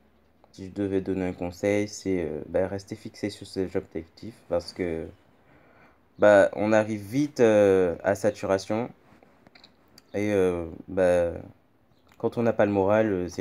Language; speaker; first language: French; native; French